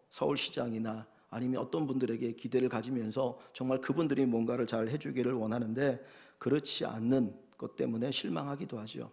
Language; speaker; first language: Korean; native; Korean